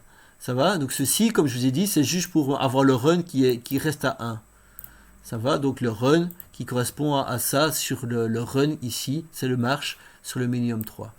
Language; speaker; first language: French; native; French